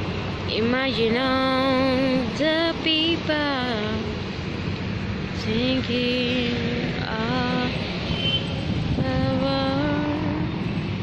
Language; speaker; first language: English; non-native, local second language; Indonesian